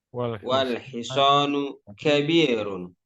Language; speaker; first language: Arabic; non-native, learner; Indonesian